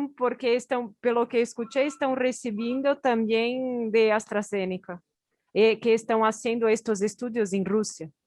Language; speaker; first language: Spanish; non-native, fluent; Portuguese